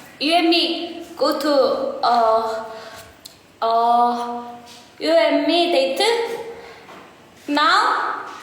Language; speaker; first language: English; non-native, learner; Korean